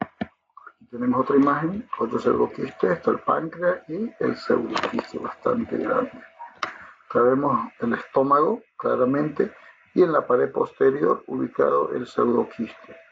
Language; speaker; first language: Spanish; native; Spanish